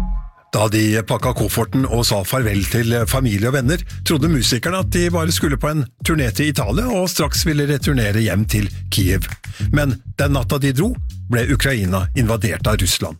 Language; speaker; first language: Norwegian; native; Norwegian